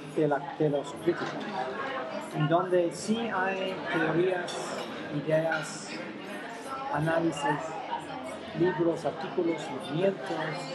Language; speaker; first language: Spanish; non-native, fluent; English